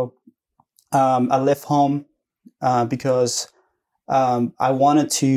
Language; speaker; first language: English; non-native, fluent; Spanish